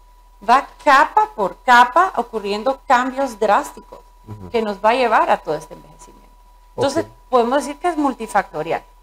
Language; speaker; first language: Spanish; native; Spanish